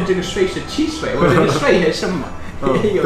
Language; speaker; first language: Chinese; non-native, fluent; English